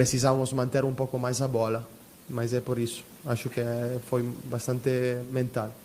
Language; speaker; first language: Portuguese; non-native, fluent; Italian